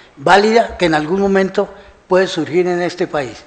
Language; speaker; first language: Spanish; native; Spanish